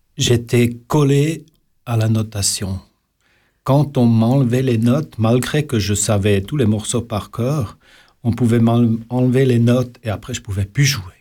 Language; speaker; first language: French; non-native, local second language; Swiss German